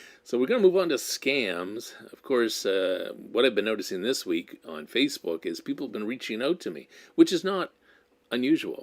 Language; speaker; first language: English; native; English